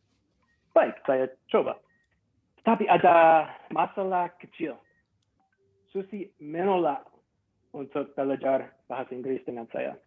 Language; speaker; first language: Indonesian; non-native, fluent; English